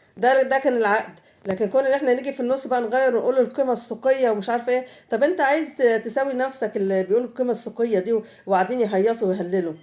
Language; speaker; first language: Arabic; native; Arabic